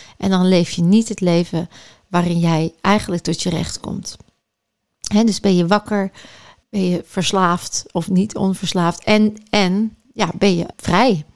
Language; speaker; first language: Dutch; native; Dutch